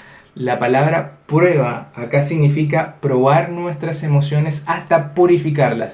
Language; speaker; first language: Spanish; native; Spanish